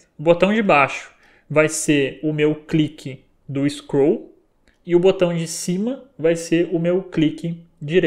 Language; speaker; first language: Portuguese; native; Portuguese